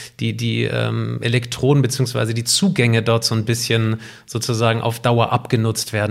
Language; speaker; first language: German; native; German